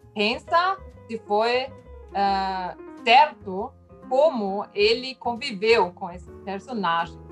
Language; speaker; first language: Portuguese; non-native, fluent; German